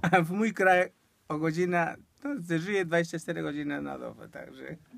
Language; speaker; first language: Polish; non-native, fluent; Spanish